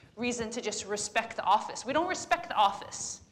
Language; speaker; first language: English; native; English